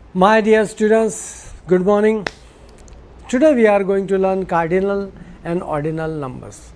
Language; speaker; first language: English; non-native, local second language; Gujarati